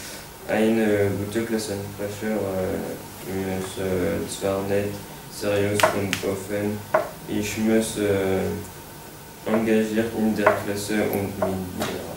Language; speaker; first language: German; non-native, learner; French